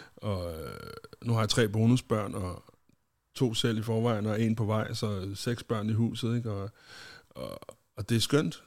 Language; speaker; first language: Danish; native; Danish